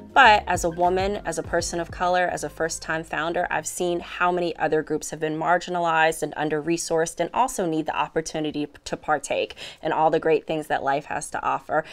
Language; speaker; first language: English; native; English